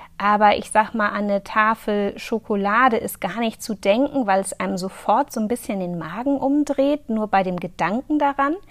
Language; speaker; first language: German; native; German